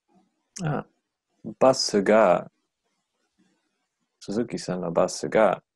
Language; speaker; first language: Japanese; non-native, learner; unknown